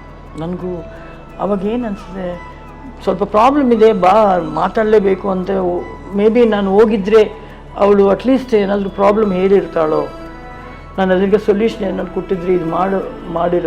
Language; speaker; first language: Kannada; non-native, local second language; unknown